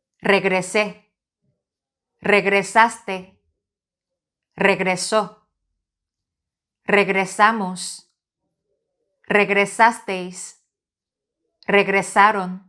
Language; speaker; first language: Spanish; non-native, fluent; Korean